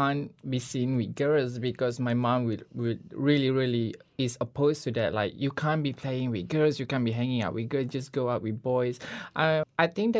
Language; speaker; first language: English; non-native, local second language; Malay